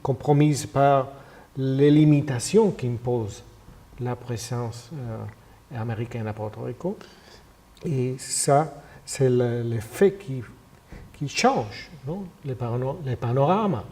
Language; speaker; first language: French; non-native, fluent; Spanish